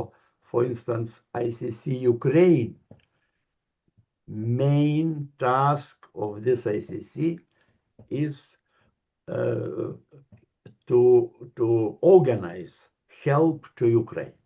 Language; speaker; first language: English; non-native, learner; Lithuanian